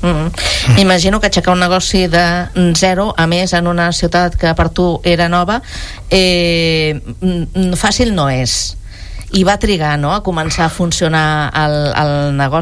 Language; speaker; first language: Catalan; native; Catalan